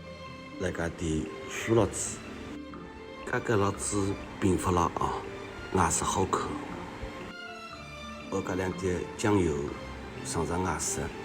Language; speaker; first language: Chinese; non-native, local second language; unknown